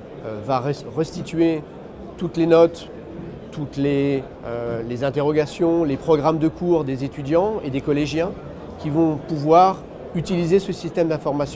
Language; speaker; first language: French; native; French